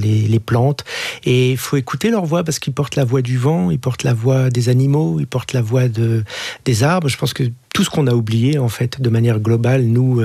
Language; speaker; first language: French; native; French